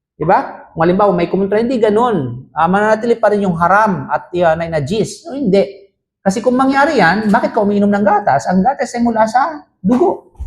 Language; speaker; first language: Filipino; non-native, local second language; Cebuano